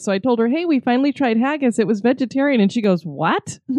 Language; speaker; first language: English; native; English